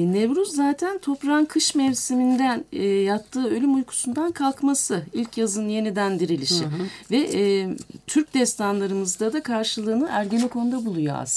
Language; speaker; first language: Turkish; native; Turkish